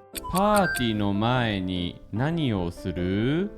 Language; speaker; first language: Japanese; non-native, fluent; English